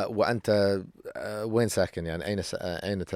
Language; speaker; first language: Arabic; non-native, fluent; English